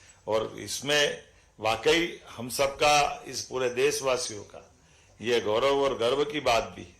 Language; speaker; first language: Hindi; native; Hindi